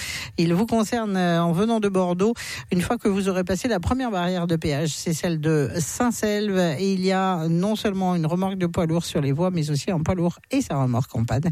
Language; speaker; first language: French; native; French